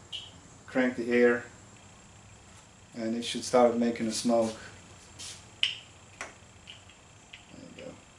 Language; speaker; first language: English; non-native, fluent; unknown